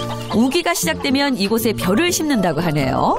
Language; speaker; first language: Korean; native; Korean